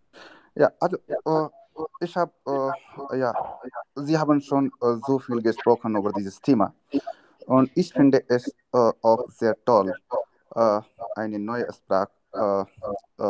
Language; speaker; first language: German; non-native, learner; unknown